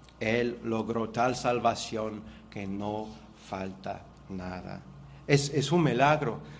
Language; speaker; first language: Spanish; non-native, fluent; English